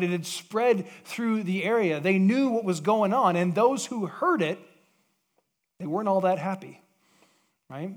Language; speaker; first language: English; native; English